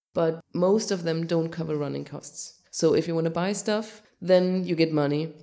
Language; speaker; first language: English; non-native, fluent; German